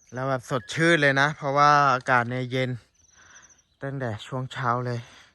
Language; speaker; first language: Thai; non-native, local second language; S'gaw Karen